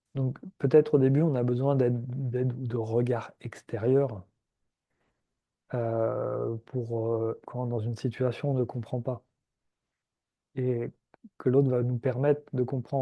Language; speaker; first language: French; native; French